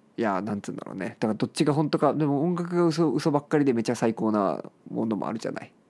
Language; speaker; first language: Japanese; native; Japanese